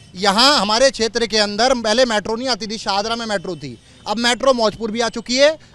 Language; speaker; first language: Hindi; native; Hindi